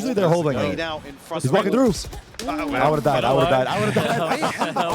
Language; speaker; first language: English; native; English